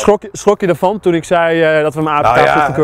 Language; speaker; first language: Dutch; native; Dutch